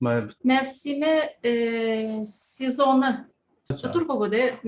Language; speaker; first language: Japanese; non-native, fluent; Tatar